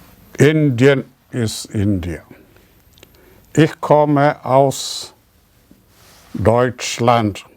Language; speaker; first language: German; non-native, learner; Malayalam